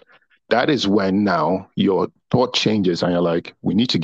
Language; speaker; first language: English; non-native, local second language; Yoruba